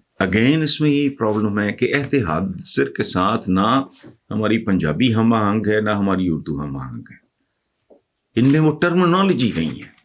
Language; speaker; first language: Urdu; non-native, local second language; Punjabi